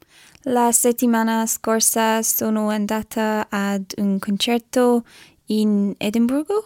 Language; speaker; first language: Italian; non-native, learner; English